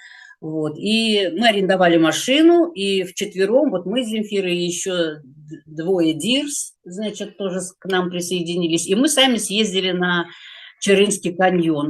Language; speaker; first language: Russian; native; Russian